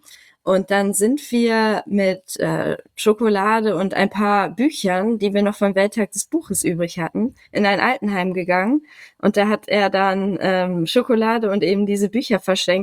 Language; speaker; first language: German; native; German